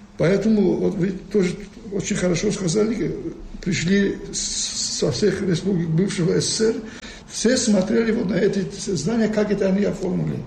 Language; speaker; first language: Russian; non-native, local second language; Tajik